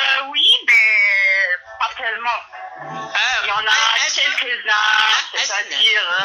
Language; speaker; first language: French; non-native, local second language; Arabic